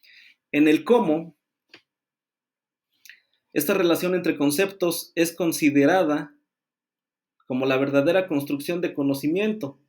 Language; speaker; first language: Spanish; native; Spanish